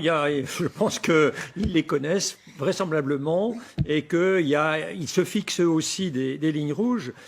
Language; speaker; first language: French; native; French